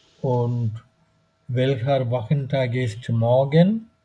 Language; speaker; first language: German; non-native, fluent; Bangla